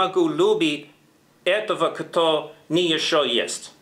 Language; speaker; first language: Russian; non-native, learner; English